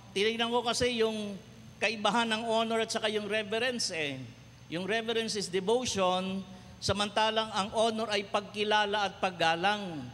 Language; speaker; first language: Filipino; non-native, local second language; Cebuano